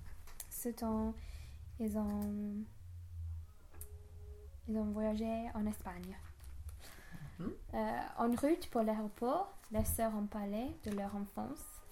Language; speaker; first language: French; non-native, learner; English